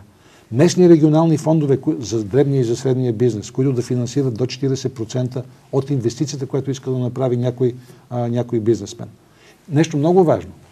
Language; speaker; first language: Bulgarian; native; Bulgarian